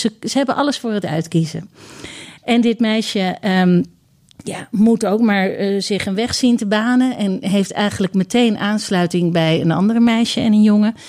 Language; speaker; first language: Dutch; native; Dutch